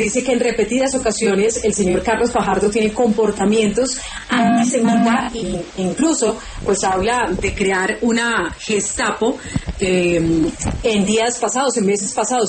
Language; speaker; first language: Spanish; native; Spanish